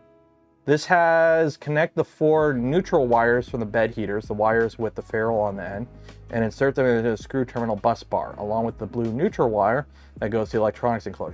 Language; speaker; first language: English; native; English